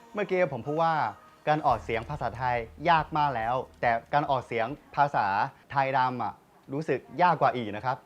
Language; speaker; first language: Thai; non-native, fluent; Chinese